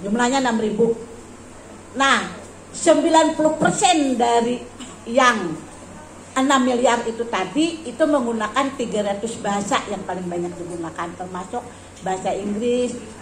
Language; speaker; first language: Indonesian; native; Indonesian